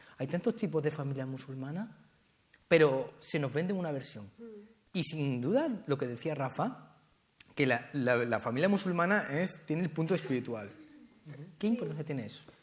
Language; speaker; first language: Spanish; native; Spanish